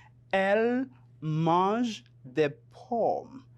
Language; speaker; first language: French; non-native, fluent; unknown